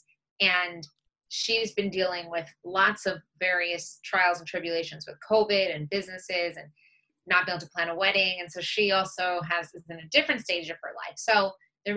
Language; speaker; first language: English; native; English